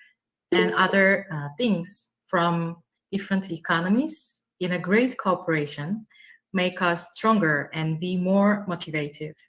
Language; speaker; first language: English; non-native, fluent; Korean